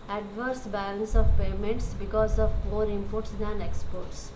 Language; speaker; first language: English; non-native, local second language; Telugu